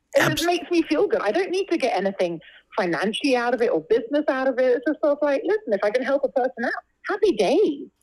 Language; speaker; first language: English; native; English